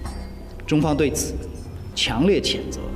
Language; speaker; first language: Chinese; native; Chinese